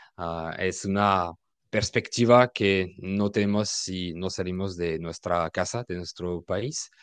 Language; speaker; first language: Spanish; non-native, fluent; French